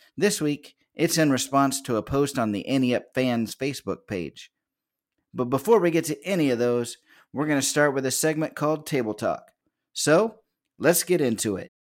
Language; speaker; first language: English; native; English